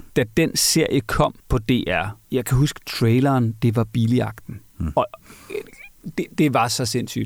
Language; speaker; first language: Danish; native; Danish